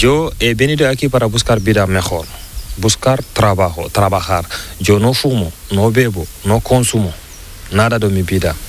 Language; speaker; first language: Spanish; non-native, learner; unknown